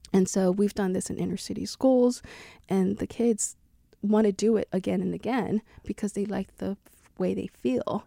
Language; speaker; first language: English; native; English